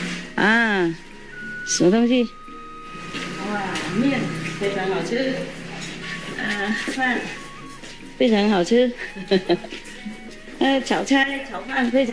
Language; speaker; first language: Chinese; non-native, fluent; Vietnamese